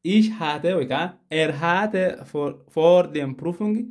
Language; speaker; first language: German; non-native, fluent; Tigrinya